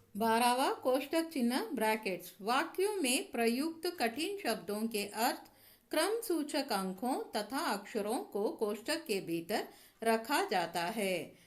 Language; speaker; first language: Hindi; non-native, local second language; Tamil